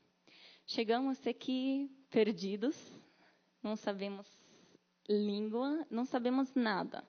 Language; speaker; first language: Portuguese; non-native, learner; Arabic